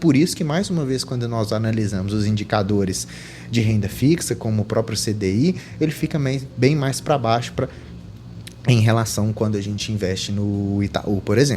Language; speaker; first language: Portuguese; native; Portuguese